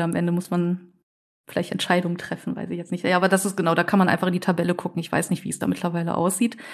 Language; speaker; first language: German; native; German